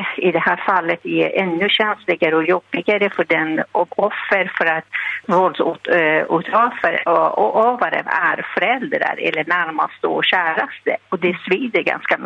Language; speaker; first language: Swedish; non-native, fluent; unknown